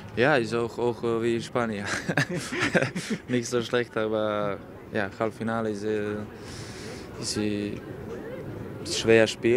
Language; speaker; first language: German; non-native, learner; Serbian